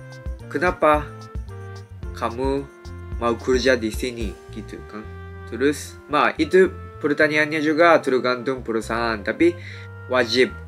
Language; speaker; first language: Indonesian; non-native, fluent; Japanese